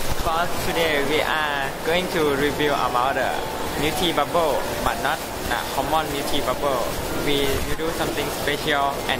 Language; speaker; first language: English; non-native, learner; Thai